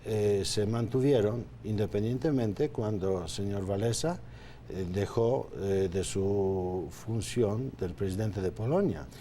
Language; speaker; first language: Spanish; non-native, fluent; Polish